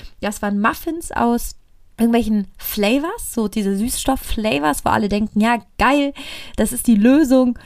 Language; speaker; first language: German; native; German